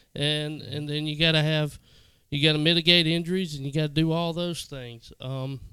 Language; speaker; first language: English; native; English